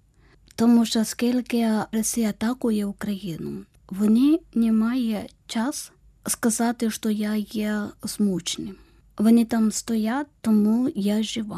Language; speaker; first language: Ukrainian; non-native, learner; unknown